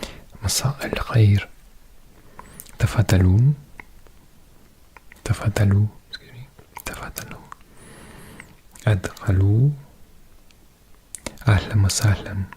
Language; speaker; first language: Arabic; non-native, learner; English